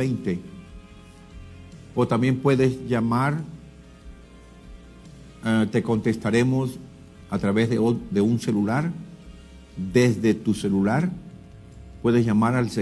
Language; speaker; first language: Spanish; native; Spanish